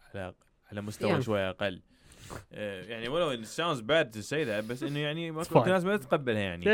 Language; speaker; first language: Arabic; early bilingual, heritage; Arabic